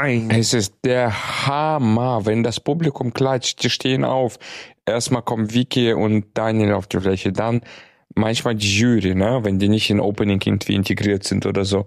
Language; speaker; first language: German; native; German